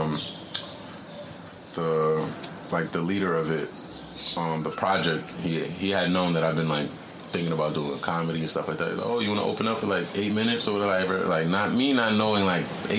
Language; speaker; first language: English; native; English